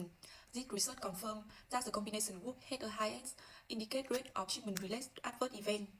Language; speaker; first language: English; non-native, learner; Vietnamese